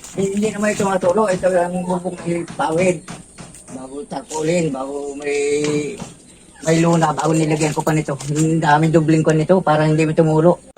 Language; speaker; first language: Filipino; native; Filipino